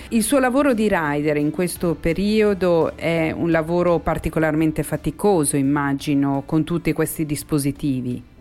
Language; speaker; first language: Italian; native; Italian